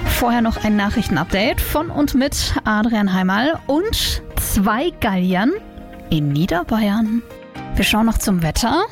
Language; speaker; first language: German; native; German